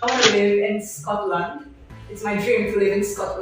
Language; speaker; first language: English; non-native, fluent; Portuguese